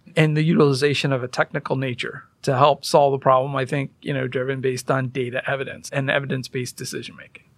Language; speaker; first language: English; early bilingual, other home language; Hindi